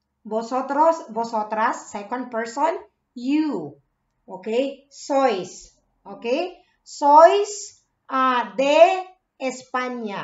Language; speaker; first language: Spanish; non-native, fluent; Filipino